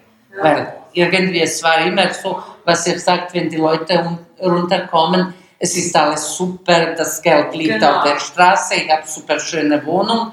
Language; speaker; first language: German; non-native, learner; Bosnian